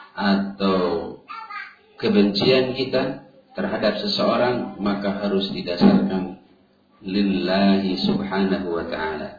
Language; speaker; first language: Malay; non-native, local second language; Sundanese